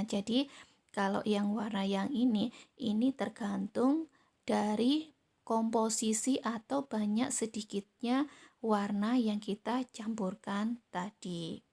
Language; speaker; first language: Indonesian; native; Indonesian